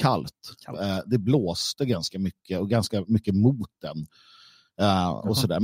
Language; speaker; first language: Swedish; native; Swedish